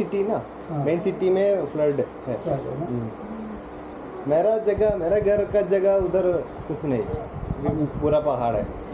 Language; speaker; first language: Hindi; non-native, local second language; Malayalam